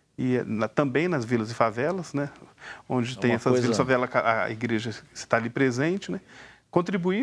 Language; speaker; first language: Portuguese; native; Portuguese